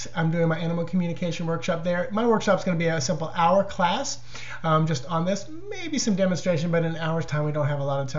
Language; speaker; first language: English; native; English